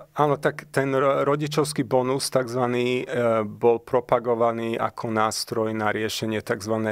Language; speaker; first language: Slovak; early bilingual, heritage; Slovak